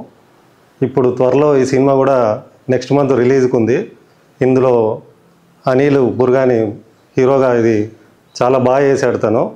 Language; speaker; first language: Telugu; native; Telugu